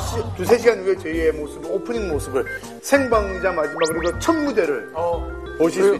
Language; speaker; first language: Korean; native; Korean